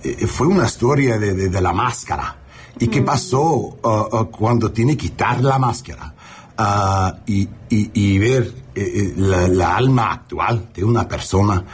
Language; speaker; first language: Spanish; non-native, learner; English